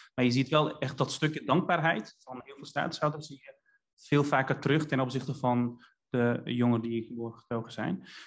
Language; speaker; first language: Dutch; native; Dutch